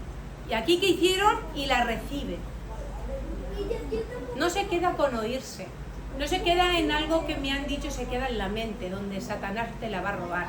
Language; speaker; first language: Spanish; native; Spanish